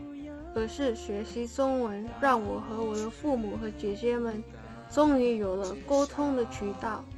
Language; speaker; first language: Chinese; non-native, learner; English